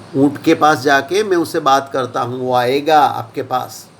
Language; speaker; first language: Hindi; non-native, local second language; Gujarati